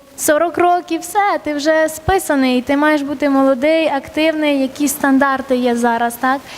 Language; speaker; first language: Ukrainian; early bilingual, other home language; Armenian